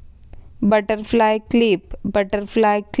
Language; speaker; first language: English; non-native, local second language; Hindi